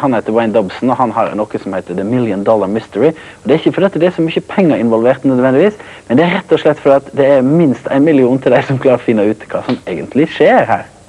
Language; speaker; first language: Norwegian; native; Norwegian